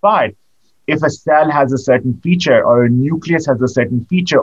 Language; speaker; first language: English; non-native, local second language; Urdu